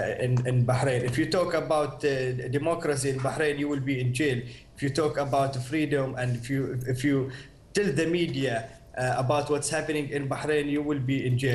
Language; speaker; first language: English; non-native, fluent; Arabic